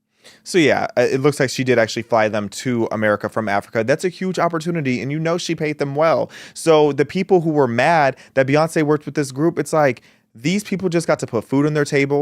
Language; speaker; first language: English; native; English